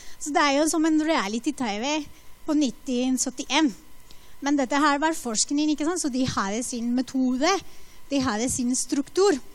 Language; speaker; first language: Norwegian; non-native, fluent; Spanish